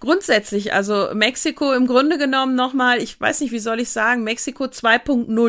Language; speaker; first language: German; native; German